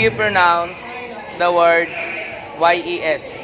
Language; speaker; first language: English; non-native, local second language; Filipino